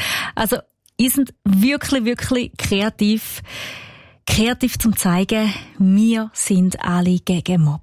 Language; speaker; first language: German; native; German